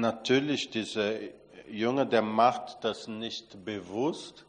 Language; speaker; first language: German; non-native, fluent; Portuguese